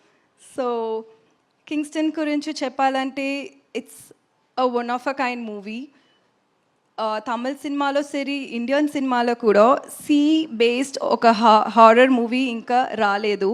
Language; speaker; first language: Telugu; non-native, learner; Tamil